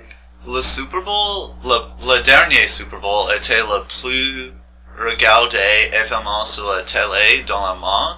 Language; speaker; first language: French; non-native, learner; English